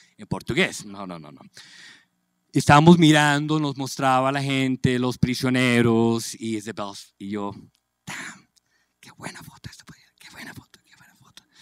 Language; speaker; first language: Spanish; native; Spanish